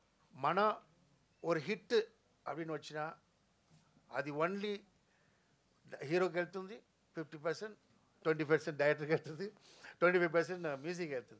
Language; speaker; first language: Telugu; non-native, local second language; Tamil